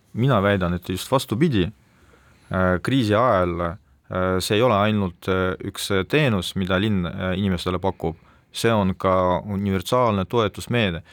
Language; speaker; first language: Estonian; non-native, local second language; Russian